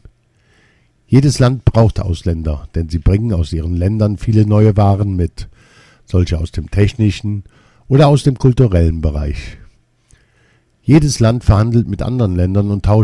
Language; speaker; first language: German; early bilingual, other home language; Arabic